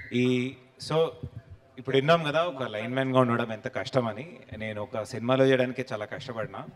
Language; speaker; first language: Telugu; native; Telugu